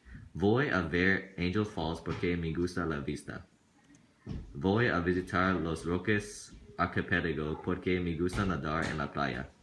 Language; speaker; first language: Spanish; non-native, learner; English